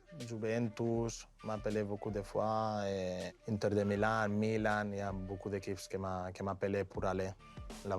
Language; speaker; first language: French; non-native, learner; Spanish